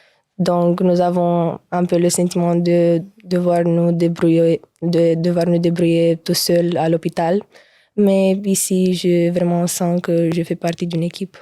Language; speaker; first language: French; non-native, learner; Romanian